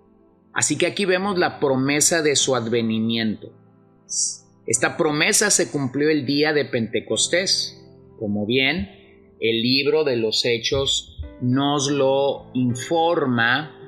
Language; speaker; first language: Spanish; native; Spanish